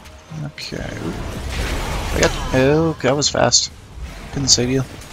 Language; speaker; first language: English; native; English